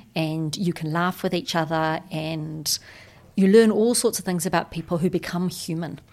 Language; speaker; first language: English; native; English